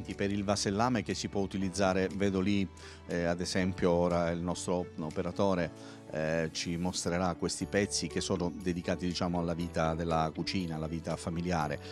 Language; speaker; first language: Italian; native; Italian